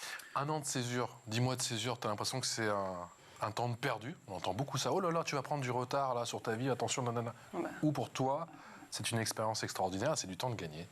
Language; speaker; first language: French; native; French